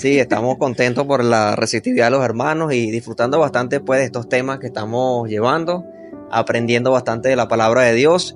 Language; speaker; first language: Spanish; native; Spanish